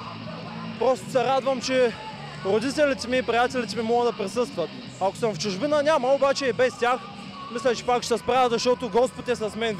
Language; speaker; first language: Bulgarian; native; Bulgarian